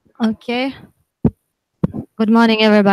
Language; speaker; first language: English; non-native, learner; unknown